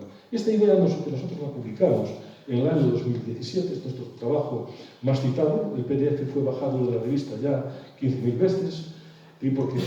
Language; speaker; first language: Spanish; native; Spanish